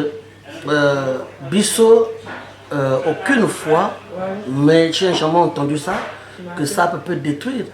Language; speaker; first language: French; non-native, local second language; Lingala